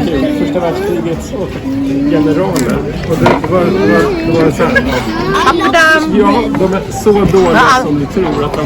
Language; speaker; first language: Swedish; native; Swedish